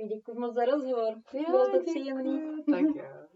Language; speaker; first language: Czech; native; Czech